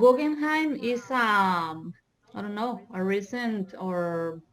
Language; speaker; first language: English; non-native, learner; Spanish